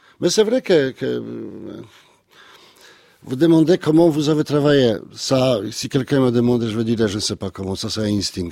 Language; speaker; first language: French; non-native, learner; Polish